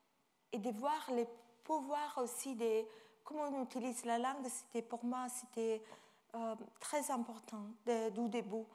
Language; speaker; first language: French; non-native, fluent; Italian